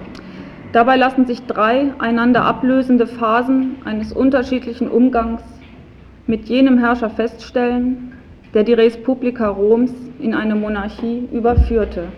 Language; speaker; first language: German; native; German